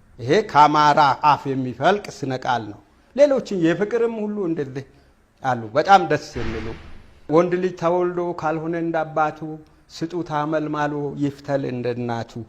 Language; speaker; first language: Amharic; non-native, local second language; Wolaytta